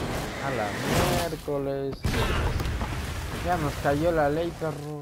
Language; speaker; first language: Spanish; native; Spanish